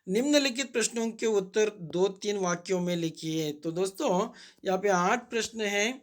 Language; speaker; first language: Hindi; non-native, local second language; Kannada